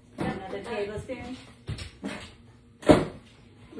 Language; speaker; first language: English; native; English